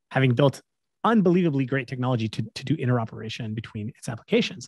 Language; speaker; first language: English; native; English